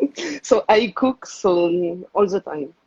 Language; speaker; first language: English; non-native, learner; French